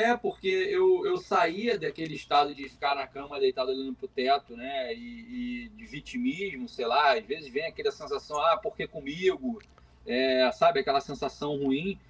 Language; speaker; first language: Portuguese; native; Portuguese